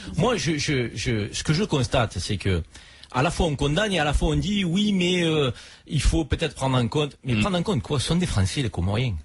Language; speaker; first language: French; native; French